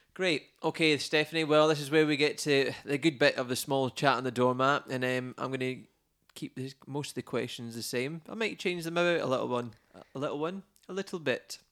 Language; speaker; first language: English; native; English